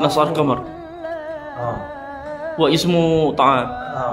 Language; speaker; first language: Arabic; non-native, learner; Malay